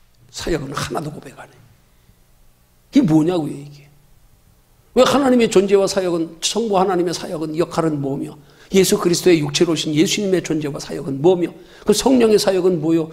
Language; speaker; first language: Korean; native; Korean